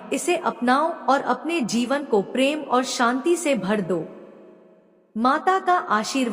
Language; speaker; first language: Hindi; native; Hindi